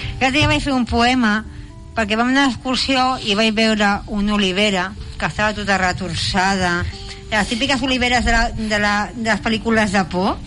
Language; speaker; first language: Catalan; non-native, local second language; Spanish